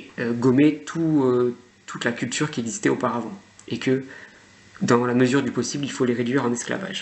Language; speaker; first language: French; native; French